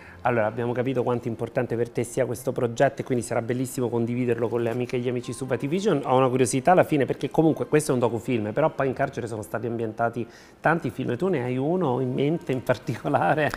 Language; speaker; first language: Italian; native; Italian